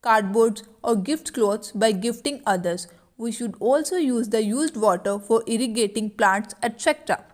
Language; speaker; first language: English; non-native, local second language; Punjabi